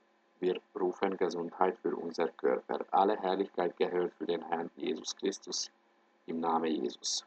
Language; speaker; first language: German; non-native, fluent; Hungarian